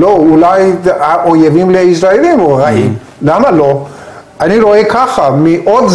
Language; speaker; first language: Hebrew; non-native, learner; Persian